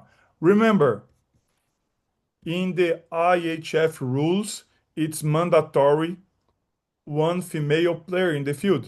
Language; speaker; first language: English; non-native, learner; Portuguese